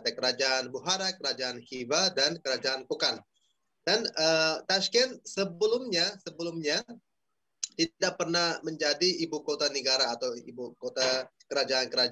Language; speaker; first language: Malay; non-native, fluent; Uzbek